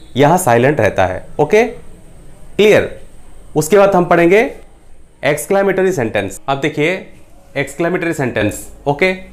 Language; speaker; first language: Hindi; non-native, local second language; Bangla